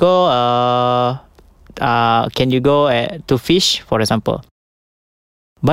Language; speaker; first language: English; non-native, local second language; Malay